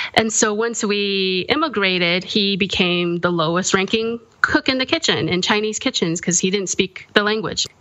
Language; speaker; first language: English; early bilingual, other home language; Korean